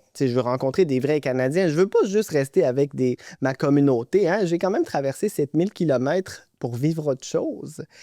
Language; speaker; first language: French; non-native, local second language; Arabic